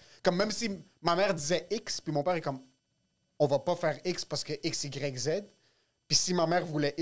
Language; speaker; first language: French; native; French